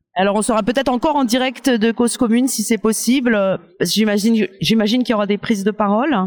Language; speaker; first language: French; native; French